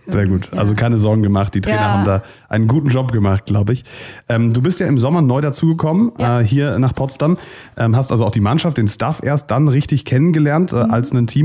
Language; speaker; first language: German; native; German